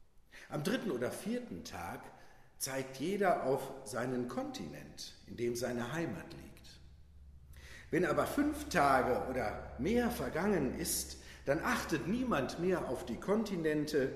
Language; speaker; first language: German; native; German